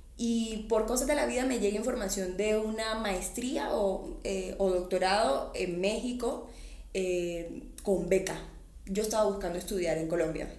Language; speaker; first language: Spanish; native; Spanish